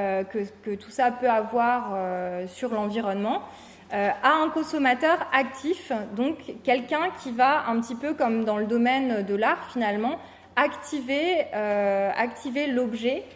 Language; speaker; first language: French; native; French